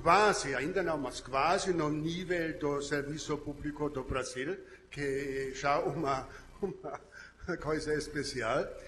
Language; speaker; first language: Portuguese; non-native, fluent; German